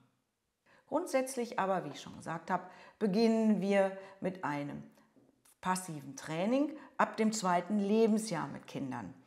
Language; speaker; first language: German; native; German